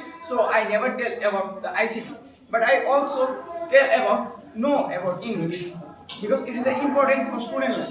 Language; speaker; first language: English; non-native, learner; Bangla